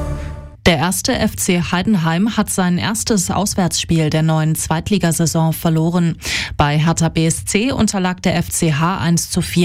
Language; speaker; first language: German; native; German